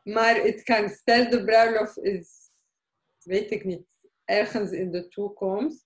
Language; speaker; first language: Dutch; non-native, fluent; Arabic